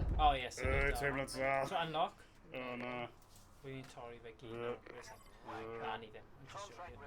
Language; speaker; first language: Welsh; non-native, local second language; English